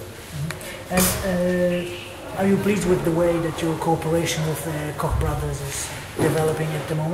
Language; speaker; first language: English; non-native, fluent; Polish